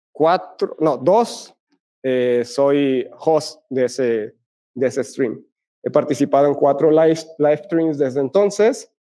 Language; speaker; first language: Spanish; native; Spanish